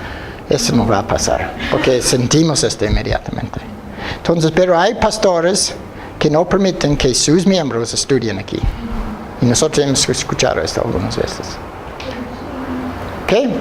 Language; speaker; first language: Spanish; non-native, fluent; English